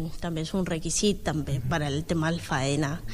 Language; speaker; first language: Catalan; non-native, learner; Spanish